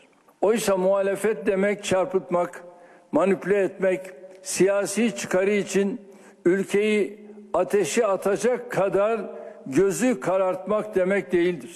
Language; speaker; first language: Turkish; native; Turkish